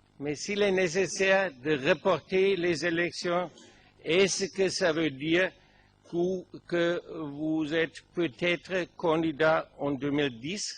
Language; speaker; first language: French; non-native, fluent; German